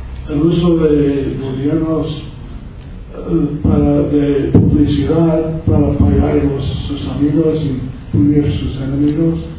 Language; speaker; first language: Spanish; non-native, learner; English